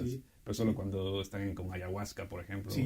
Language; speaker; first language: Spanish; native; Spanish